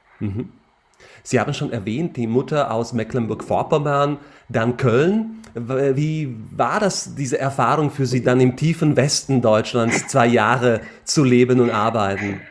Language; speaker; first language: German; non-native, fluent; Slovak